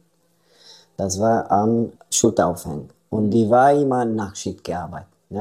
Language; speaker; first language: German; non-native, learner; Romanian